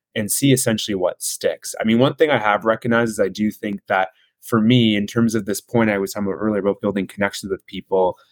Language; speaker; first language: English; native; English